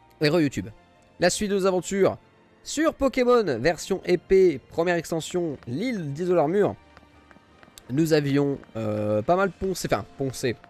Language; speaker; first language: French; native; French